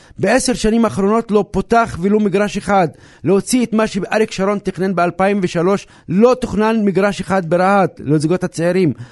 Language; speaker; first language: Hebrew; non-native, local second language; Arabic